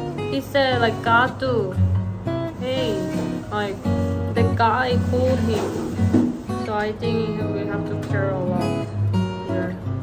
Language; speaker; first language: English; non-native, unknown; Korean